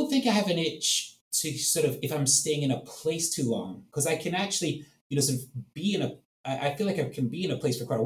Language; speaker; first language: English; native; English